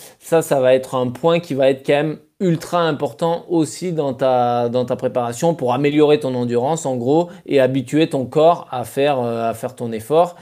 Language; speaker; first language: French; native; French